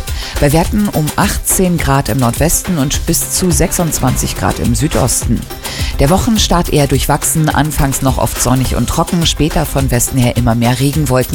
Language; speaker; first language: German; native; German